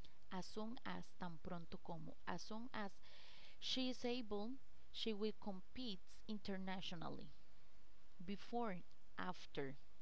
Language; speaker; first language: English; non-native, fluent; Spanish